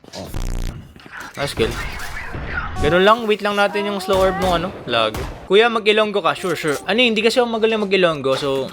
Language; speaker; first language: Filipino; native; Filipino